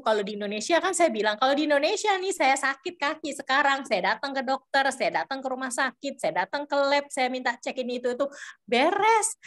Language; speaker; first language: Indonesian; native; Indonesian